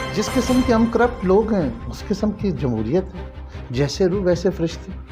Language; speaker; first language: Urdu; non-native, local second language; Pahari-Potwari